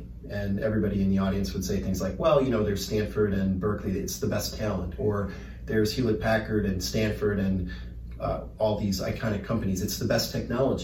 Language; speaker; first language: English; native; English